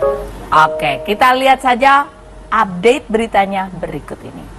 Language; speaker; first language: Indonesian; native; Indonesian